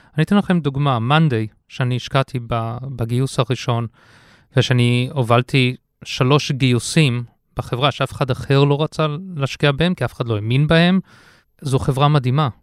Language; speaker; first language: Hebrew; early bilingual, heritage; Hebrew